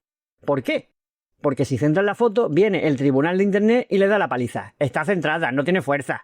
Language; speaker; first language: Spanish; native; Spanish